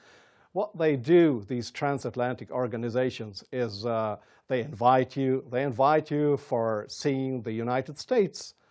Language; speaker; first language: English; non-native, fluent; German